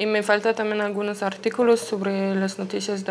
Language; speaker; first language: Spanish; non-native, learner; French